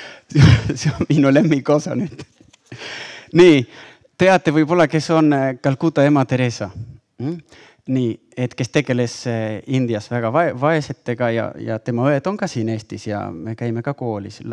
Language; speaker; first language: Estonian; non-native, fluent; Spanish